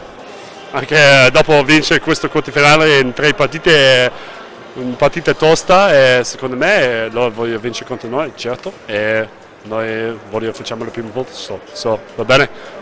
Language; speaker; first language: Italian; non-native, learner; English